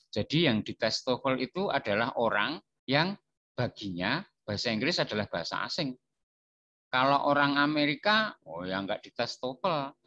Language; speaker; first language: Indonesian; non-native, local second language; Javanese